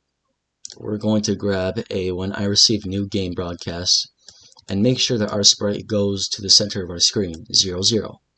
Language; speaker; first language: English; native; English